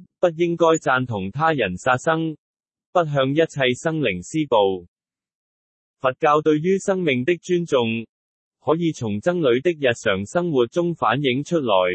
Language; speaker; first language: Chinese; non-native, local second language; Cantonese